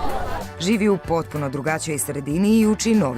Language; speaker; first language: Croatian; native; Croatian